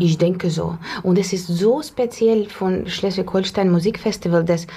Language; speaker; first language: German; non-native, learner; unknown